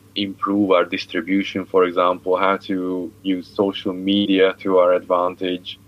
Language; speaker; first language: English; non-native, fluent; Hungarian